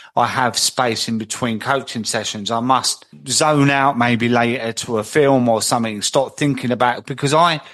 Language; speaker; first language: English; native; English